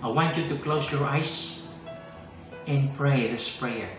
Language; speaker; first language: English; non-native, local second language; Filipino